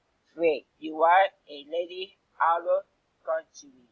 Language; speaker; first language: English; non-native, learner; Spanish